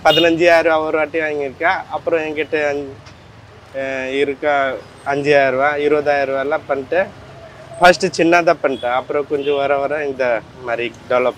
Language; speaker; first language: Tamil; non-native, learner; Hindi